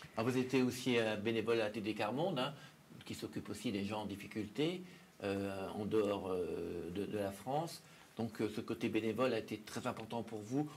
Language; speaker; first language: French; native; French